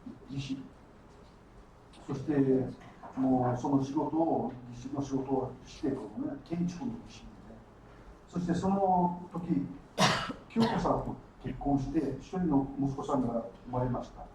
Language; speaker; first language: Japanese; early bilingual, heritage; Portuguese